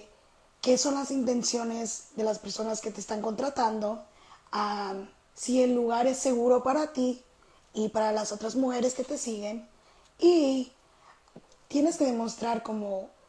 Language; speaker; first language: Spanish; early bilingual, heritage; Spanish